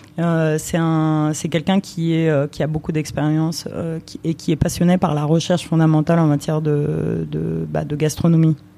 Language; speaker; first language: French; early bilingual, other home language; Romanian